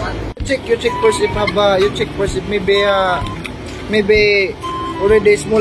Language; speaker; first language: English; non-native, learner; Filipino